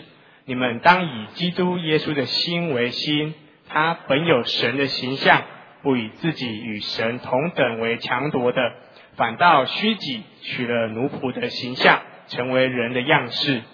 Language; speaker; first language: Chinese; native; Chinese